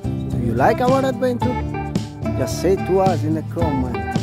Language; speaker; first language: English; non-native, learner; Italian